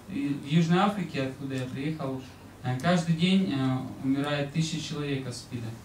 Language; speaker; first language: Russian; native; Russian